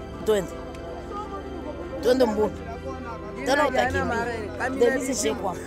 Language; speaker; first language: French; non-native, local second language; Swahili